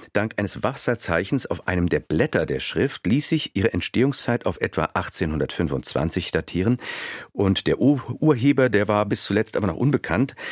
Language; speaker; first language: German; native; German